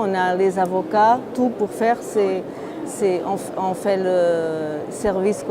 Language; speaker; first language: French; non-native, fluent; Portuguese